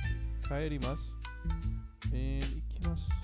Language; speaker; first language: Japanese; non-native, learner; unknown